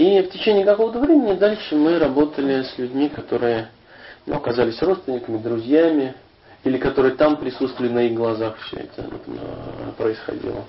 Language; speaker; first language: Russian; native; Russian